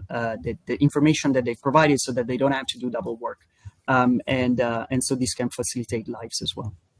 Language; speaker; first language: English; non-native, fluent; Italian